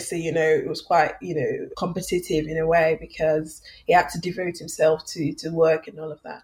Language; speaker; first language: English; non-native, local second language; Yoruba